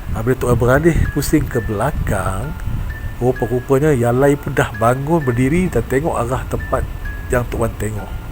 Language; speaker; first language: Malay; native; Malay